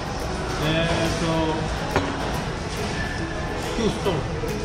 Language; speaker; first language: English; non-native, learner; Japanese